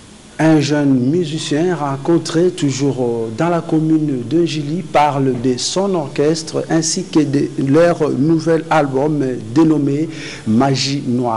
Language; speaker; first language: French; non-native, local second language; Lingala